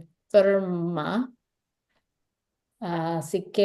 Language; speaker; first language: Spanish; non-native, learner; English